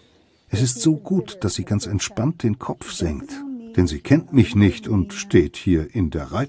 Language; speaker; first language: German; native; German